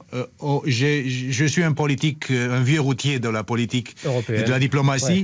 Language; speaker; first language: French; non-native, fluent; Romanian